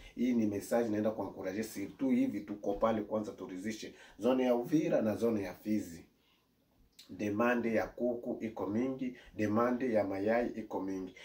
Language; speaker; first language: Swahili; native; Swahili